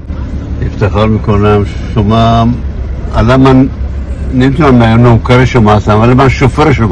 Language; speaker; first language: Persian; early bilingual, other home language; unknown